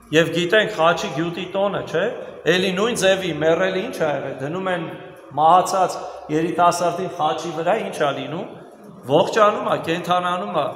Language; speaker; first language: Armenian; native; Armenian